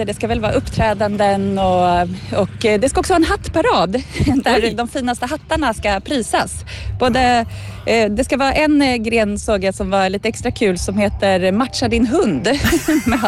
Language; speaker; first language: Swedish; native; Swedish